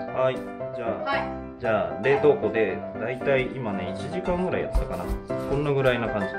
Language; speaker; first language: Japanese; native; Japanese